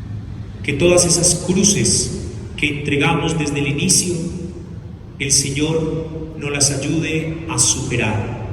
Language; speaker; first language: Spanish; native; Spanish